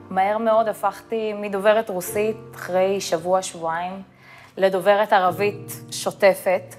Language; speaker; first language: Hebrew; early bilingual, other home language; Russian